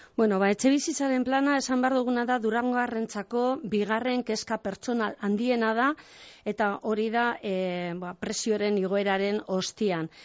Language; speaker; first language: Basque; non-native, local second language; Spanish